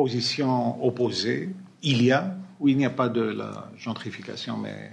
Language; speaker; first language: French; non-native, fluent; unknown